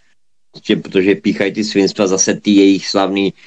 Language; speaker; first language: Czech; native; Czech